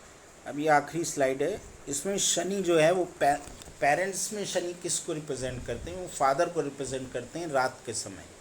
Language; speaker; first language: Hindi; native; Hindi